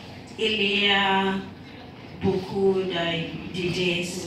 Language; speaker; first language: French; non-native, learner; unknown